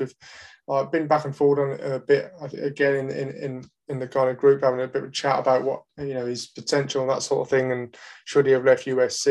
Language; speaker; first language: English; native; English